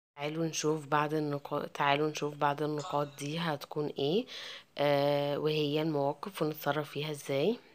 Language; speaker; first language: Arabic; native; Arabic